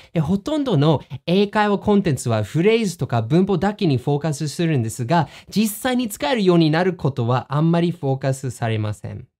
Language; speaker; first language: Japanese; non-native, fluent; English